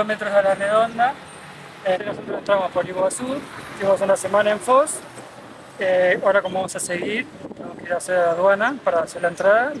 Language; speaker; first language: Spanish; native; Spanish